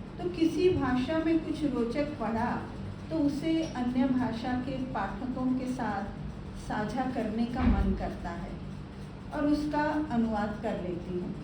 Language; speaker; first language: Hindi; non-native, local second language; Gujarati